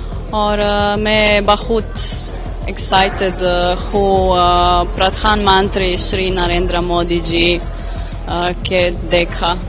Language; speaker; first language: Hindi; non-native, learner; Croatian